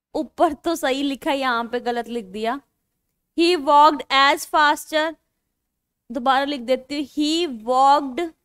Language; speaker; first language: Hindi; non-native, local second language; Punjabi